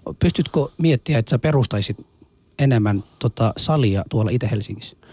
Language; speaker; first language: Finnish; early bilingual, other home language; Somali